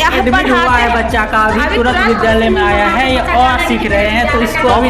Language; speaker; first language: Hindi; non-native, local second language; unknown